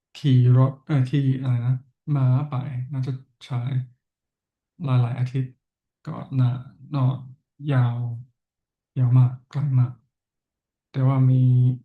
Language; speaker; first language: Thai; non-native, learner; English